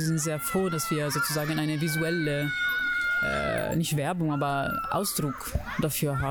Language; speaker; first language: German; non-native, fluent; Italian